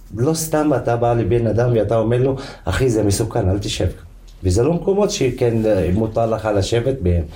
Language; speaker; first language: Hebrew; non-native, local second language; Arabic